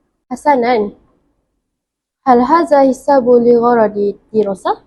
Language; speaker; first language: Arabic; non-native, learner; Malay